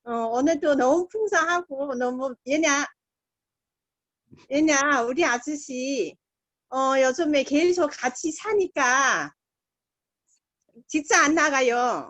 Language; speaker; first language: Korean; non-native, learner; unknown